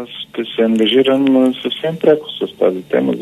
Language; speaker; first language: Bulgarian; native; Bulgarian